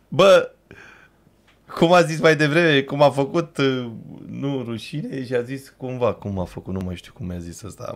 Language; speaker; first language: Romanian; native; Romanian